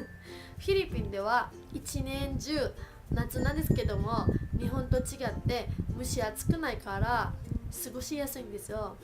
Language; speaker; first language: Japanese; early bilingual, other home language; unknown